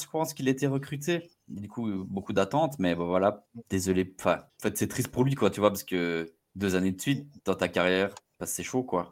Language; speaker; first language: French; native; French